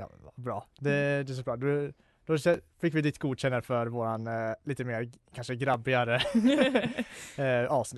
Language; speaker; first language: Swedish; native; Swedish